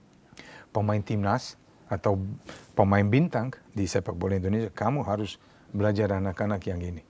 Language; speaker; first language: Indonesian; non-native, learner; Serbian